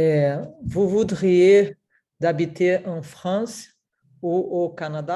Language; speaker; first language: French; non-native, learner; Portuguese